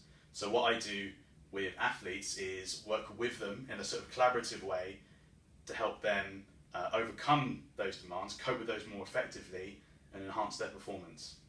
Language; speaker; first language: English; native; English